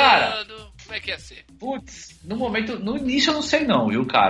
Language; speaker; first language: Portuguese; native; Portuguese